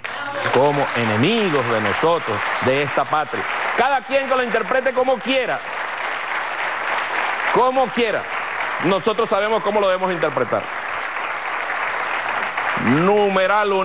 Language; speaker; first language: Spanish; native; Spanish